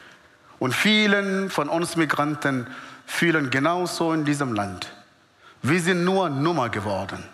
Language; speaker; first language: German; non-native, fluent; Arabic